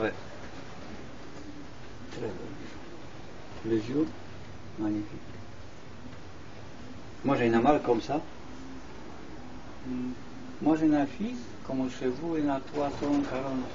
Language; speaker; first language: French; non-native, learner; Polish